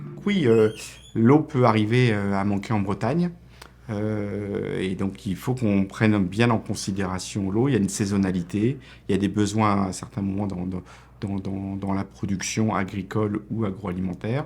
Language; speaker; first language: French; native; French